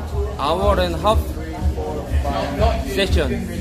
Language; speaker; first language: English; non-native, learner; Korean